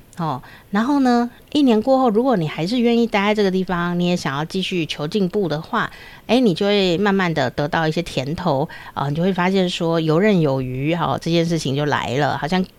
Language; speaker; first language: Chinese; native; Chinese